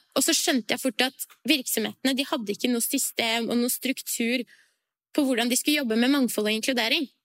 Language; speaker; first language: Norwegian; early bilingual, other home language; Persian